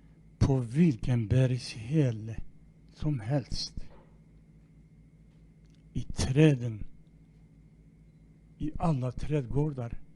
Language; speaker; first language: Swedish; non-native, fluent; Kurdish